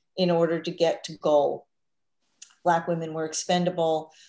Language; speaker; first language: English; native; English